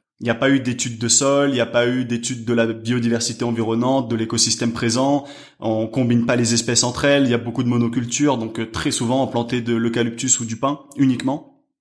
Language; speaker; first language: French; native; French